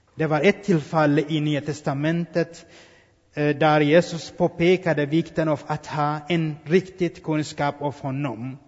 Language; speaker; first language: Swedish; non-native, fluent; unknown